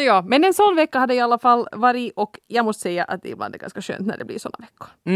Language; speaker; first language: Swedish; native; Swedish